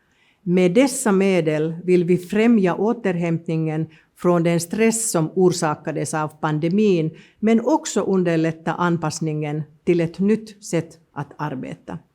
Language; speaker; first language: Swedish; non-native, local second language; Finnish